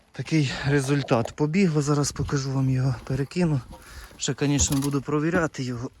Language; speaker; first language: Ukrainian; native; Ukrainian